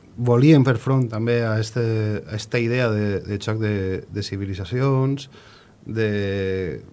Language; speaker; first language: Catalan; native; Catalan